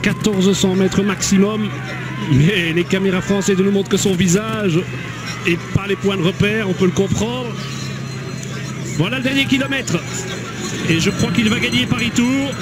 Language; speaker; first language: French; native; French